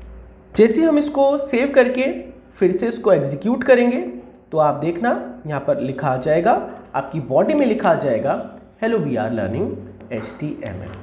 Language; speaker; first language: Hindi; native; Hindi